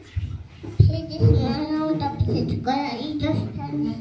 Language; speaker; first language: Polish; native; Polish